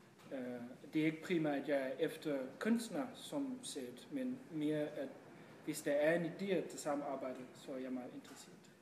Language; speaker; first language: Danish; non-native, fluent; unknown